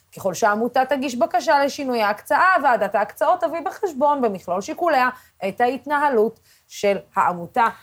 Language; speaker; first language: Hebrew; non-native, local second language; Arabic